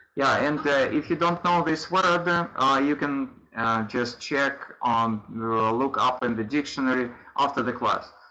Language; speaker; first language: English; non-native, fluent; Russian